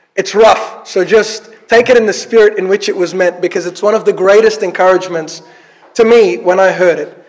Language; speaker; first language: English; early bilingual, other home language; Arabic